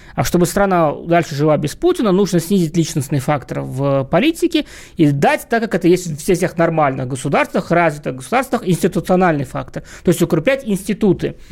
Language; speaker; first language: Russian; native; Russian